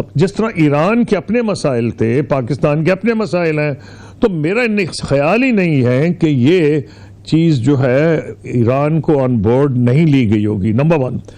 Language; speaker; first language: Urdu; non-native, local second language; Punjabi